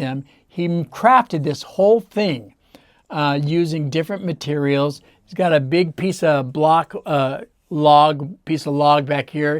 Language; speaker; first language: English; native; English